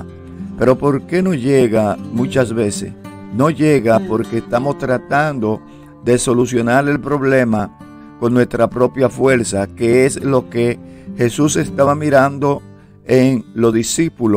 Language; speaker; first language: Spanish; native; Spanish